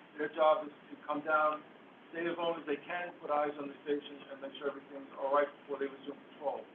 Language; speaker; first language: English; native; English